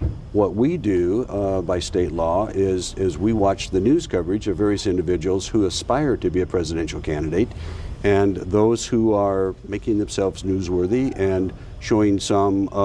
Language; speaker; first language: English; native; English